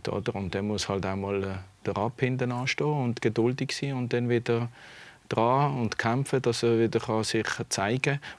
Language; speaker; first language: German; native; German